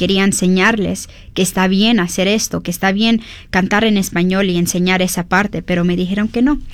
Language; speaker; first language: Spanish; early bilingual, heritage; Spanish